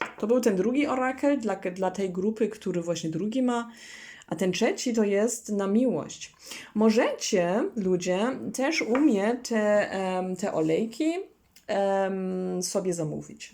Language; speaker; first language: Polish; non-native, learner; German